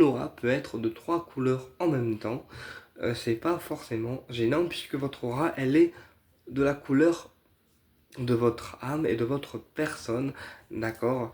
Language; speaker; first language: French; native; French